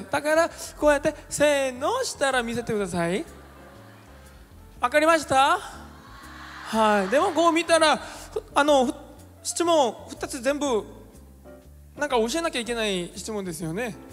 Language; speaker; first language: Japanese; non-native, fluent; Korean